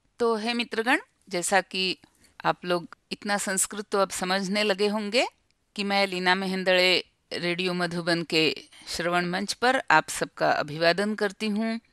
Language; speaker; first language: Hindi; non-native, local second language; Marathi